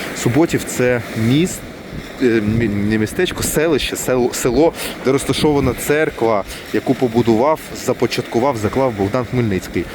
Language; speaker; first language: Ukrainian; non-native, local second language; Russian